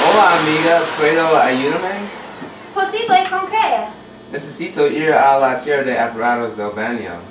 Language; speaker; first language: Spanish; non-native, learner; English